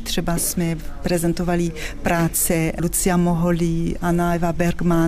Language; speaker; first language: Czech; non-native, fluent; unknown